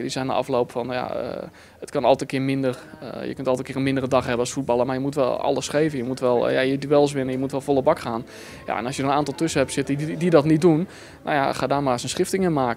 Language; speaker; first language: Dutch; native; Dutch